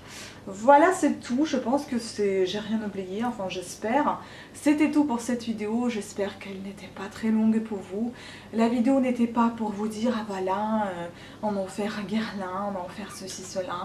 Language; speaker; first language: French; non-native, fluent; Russian